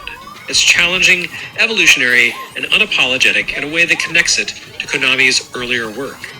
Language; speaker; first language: English; native; English